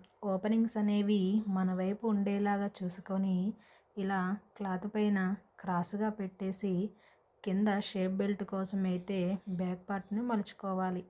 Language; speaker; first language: Telugu; native; Telugu